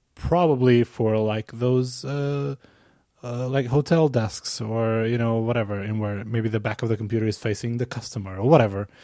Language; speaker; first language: English; non-native, fluent; Portuguese